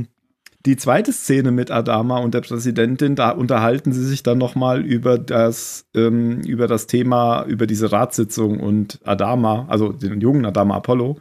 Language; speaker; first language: German; native; German